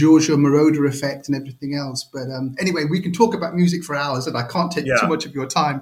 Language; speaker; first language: English; native; English